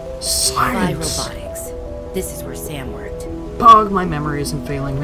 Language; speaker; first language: English; native; English